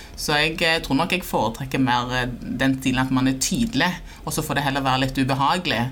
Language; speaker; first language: Norwegian; early bilingual, other home language; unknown